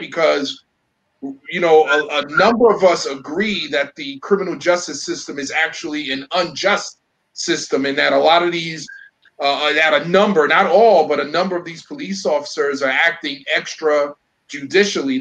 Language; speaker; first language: English; early bilingual, other home language; Spanish